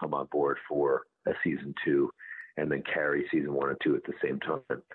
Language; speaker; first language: English; native; English